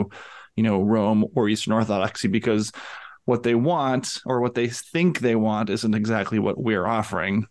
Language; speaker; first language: English; native; English